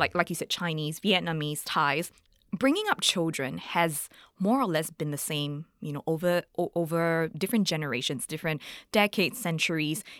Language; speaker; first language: English; native; English